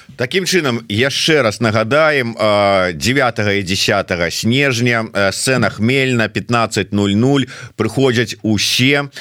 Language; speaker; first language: Belarusian; native; Belarusian